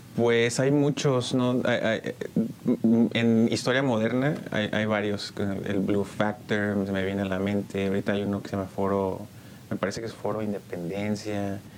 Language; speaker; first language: Spanish; early bilingual, heritage; Spanish